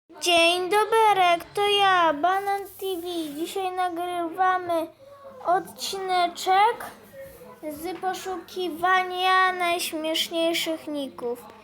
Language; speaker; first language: Polish; native; Polish